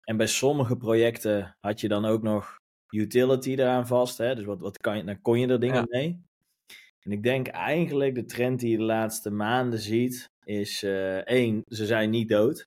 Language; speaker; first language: Dutch; native; Dutch